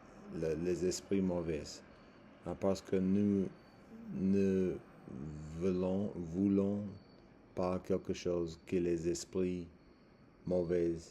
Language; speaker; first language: French; non-native, learner; English